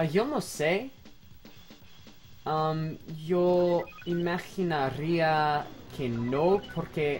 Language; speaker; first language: Spanish; non-native, learner; English